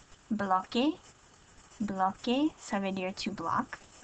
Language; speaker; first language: French; non-native, fluent; English